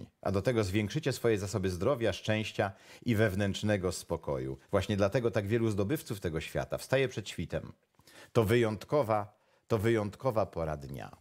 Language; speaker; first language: Polish; native; Polish